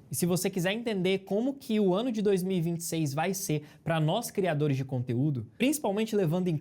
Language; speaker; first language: Portuguese; native; Portuguese